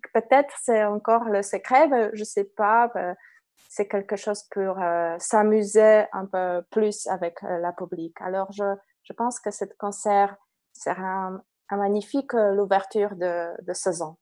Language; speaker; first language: French; non-native, fluent; Polish